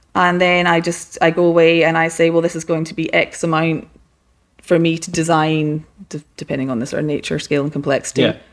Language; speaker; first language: English; native; English